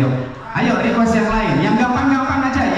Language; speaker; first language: Indonesian; native; Indonesian